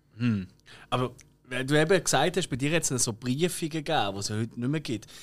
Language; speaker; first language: German; native; German